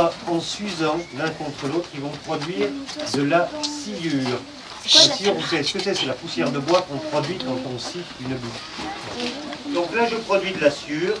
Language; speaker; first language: French; native; French